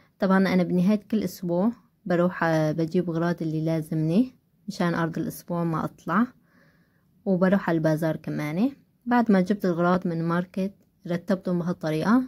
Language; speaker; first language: Arabic; non-native, local second language; Kurdish